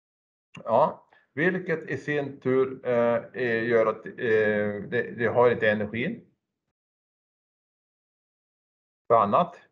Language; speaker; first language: Swedish; native; Swedish